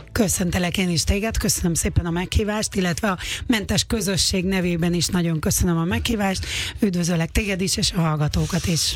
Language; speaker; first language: Hungarian; native; Hungarian